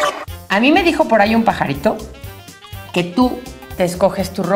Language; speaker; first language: Spanish; native; Spanish